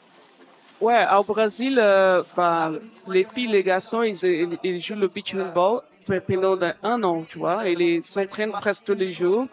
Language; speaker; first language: French; non-native, fluent; Portuguese